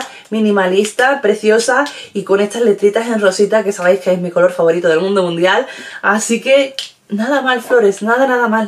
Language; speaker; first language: Spanish; native; Spanish